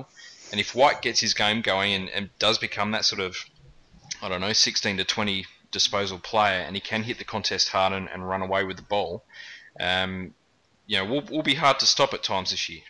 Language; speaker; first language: English; native; English